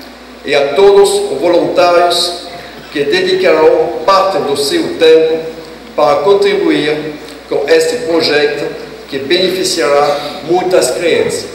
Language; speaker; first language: Portuguese; non-native, fluent; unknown